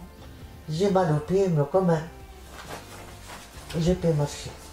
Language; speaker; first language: French; non-native, learner; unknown